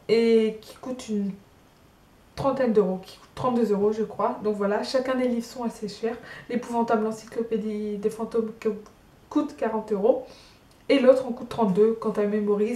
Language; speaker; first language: French; native; French